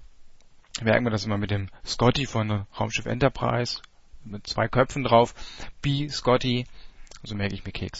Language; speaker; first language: German; native; German